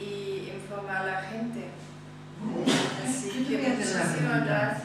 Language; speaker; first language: Spanish; non-native, fluent; German